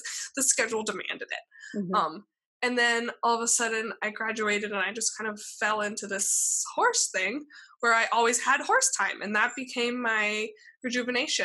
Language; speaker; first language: English; native; English